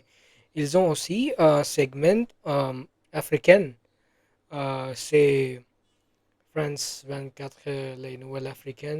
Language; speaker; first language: French; non-native, learner; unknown